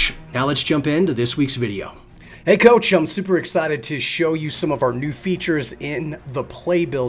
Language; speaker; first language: English; native; English